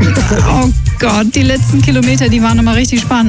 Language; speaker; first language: German; native; German